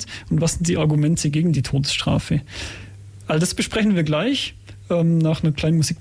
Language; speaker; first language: German; native; German